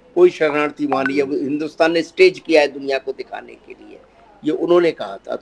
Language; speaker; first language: Hindi; native; Hindi